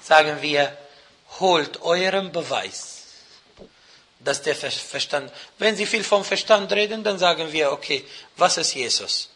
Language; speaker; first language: German; non-native, fluent; Arabic